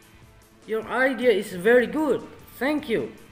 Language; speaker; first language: English; non-native, fluent; Indonesian